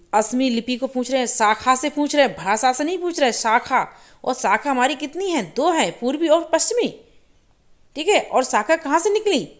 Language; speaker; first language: Hindi; native; Hindi